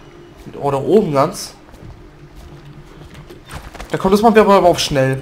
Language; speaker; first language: German; native; German